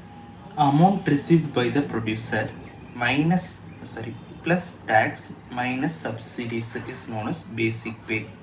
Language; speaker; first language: English; non-native, local second language; Tamil